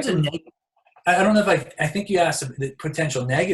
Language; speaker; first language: English; native; English